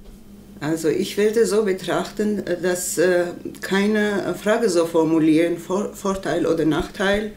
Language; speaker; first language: German; non-native, learner; Armenian